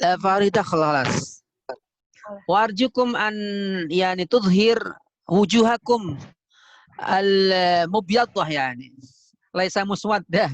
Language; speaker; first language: Arabic; non-native, fluent; Indonesian